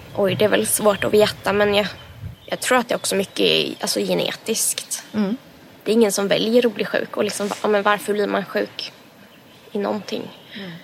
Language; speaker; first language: Swedish; native; Swedish